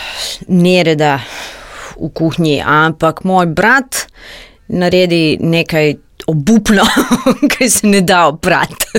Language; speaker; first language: Slovenian; non-native, learner; Croatian